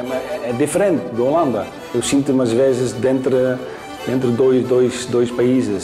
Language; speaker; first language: Portuguese; non-native, learner; Dutch